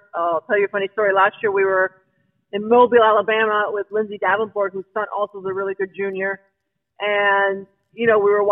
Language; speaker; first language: English; native; English